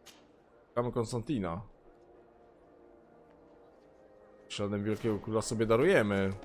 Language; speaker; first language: Polish; native; Polish